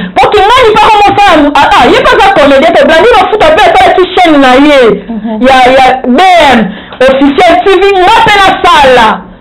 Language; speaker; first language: Lingala; native; Lingala